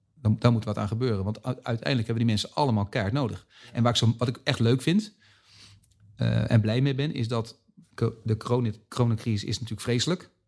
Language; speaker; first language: Dutch; native; Dutch